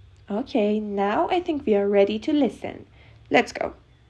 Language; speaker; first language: English; non-native, fluent; Persian